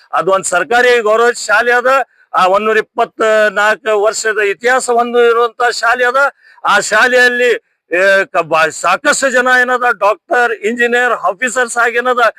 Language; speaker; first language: Kannada; non-native, local second language; Urdu